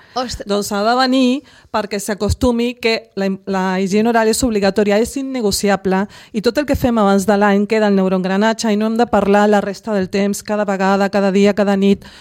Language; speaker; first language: Catalan; non-native, local second language; Spanish